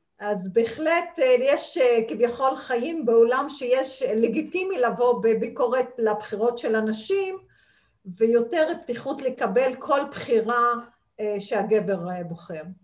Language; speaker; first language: Hebrew; non-native, local second language; Arabic